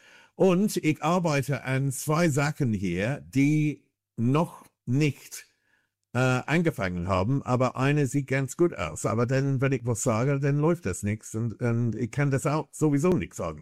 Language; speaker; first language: German; non-native, fluent; English